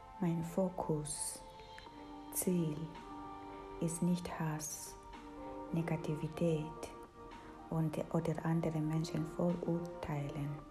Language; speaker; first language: German; non-native, fluent; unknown